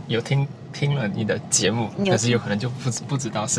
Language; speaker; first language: Chinese; early bilingual, other home language; English